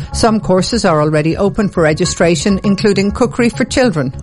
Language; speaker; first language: English; native; English